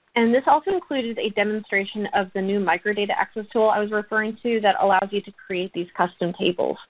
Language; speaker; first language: English; native; English